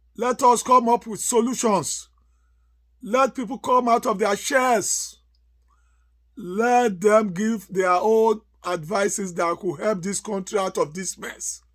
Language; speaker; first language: English; non-native, local second language; Yoruba